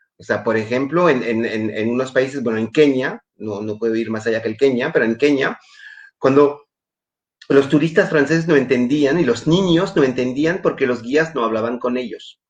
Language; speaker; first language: Spanish; non-native, fluent; French